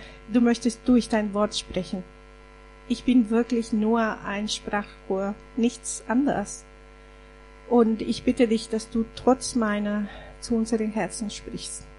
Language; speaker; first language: German; non-native, fluent; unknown